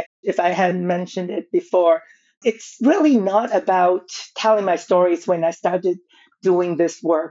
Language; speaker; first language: English; non-native, local second language; Cantonese